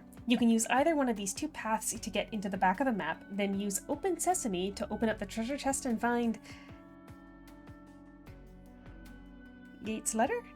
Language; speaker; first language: English; native; English